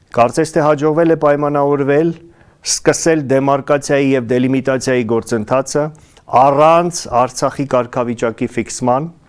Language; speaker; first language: Armenian; native; Armenian